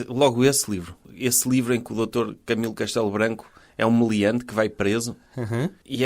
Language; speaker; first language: Portuguese; native; Portuguese